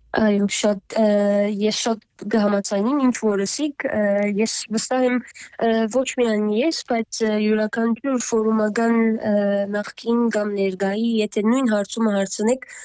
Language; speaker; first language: Armenian; early bilingual, heritage; Armenian